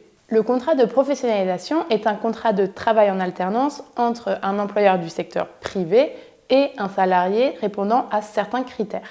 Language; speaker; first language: French; native; French